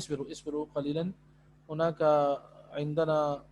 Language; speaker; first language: Arabic; non-native, fluent; Urdu